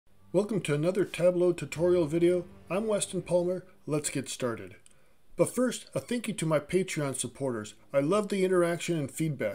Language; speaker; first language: English; native; English